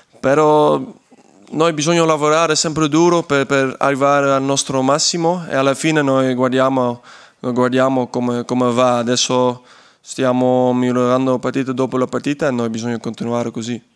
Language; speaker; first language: Italian; non-native, learner; Dutch